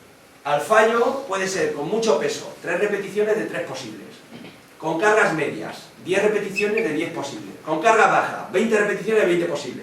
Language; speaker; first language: Spanish; native; Spanish